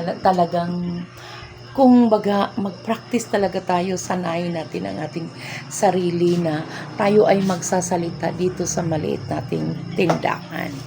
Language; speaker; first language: Filipino; non-native, local second language; Cebuano